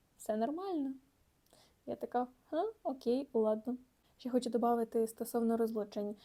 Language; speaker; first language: Ukrainian; native; Ukrainian